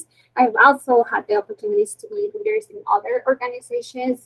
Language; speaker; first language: English; non-native, fluent; Spanish